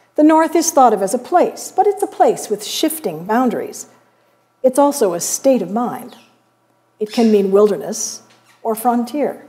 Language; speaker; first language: English; native; English